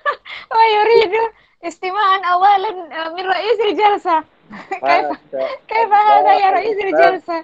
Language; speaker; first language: Arabic; non-native, fluent; Indonesian